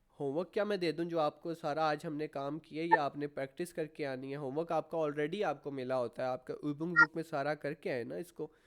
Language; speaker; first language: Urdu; native; Urdu